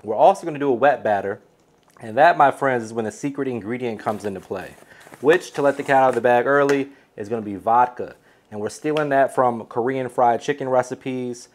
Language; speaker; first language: English; native; English